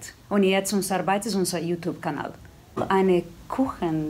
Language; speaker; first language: German; non-native, learner; Portuguese